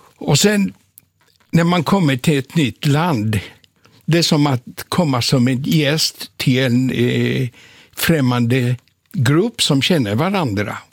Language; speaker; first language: Swedish; non-native, fluent; Polish